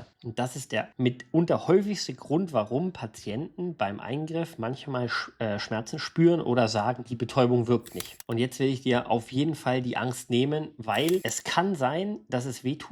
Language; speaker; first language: German; native; German